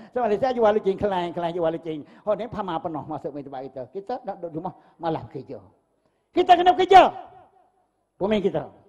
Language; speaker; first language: Malay; native; Malay